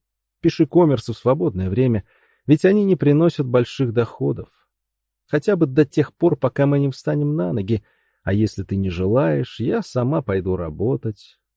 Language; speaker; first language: Russian; native; Russian